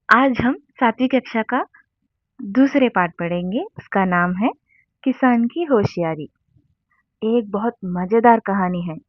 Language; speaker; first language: Hindi; non-native, local second language; Telugu